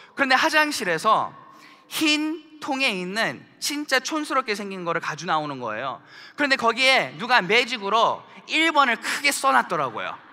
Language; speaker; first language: Korean; early bilingual, heritage; Korean